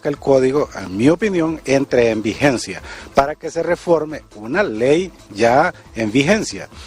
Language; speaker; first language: Spanish; native; Spanish